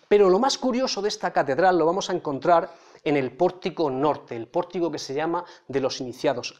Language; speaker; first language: Spanish; native; Spanish